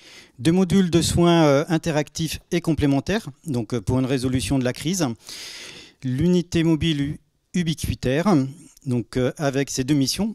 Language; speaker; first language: French; native; French